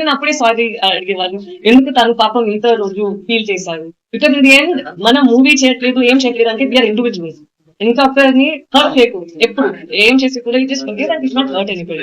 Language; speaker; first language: Telugu; non-native, fluent; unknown